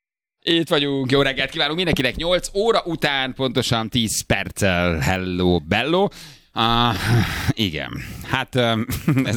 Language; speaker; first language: Hungarian; native; Hungarian